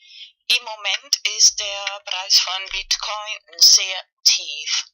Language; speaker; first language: German; non-native, fluent; Spanish